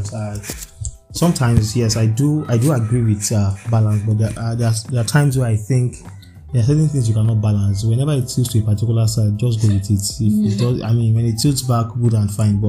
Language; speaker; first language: English; non-native, local second language; Yoruba